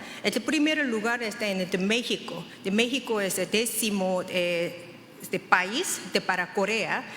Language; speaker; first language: Spanish; non-native, fluent; Korean